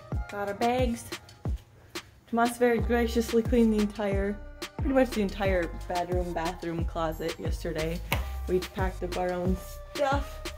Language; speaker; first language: English; native; English